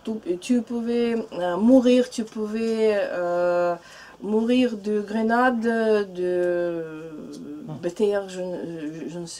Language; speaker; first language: French; non-native, learner; Russian